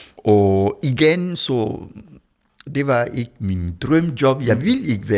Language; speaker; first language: Danish; non-native, fluent; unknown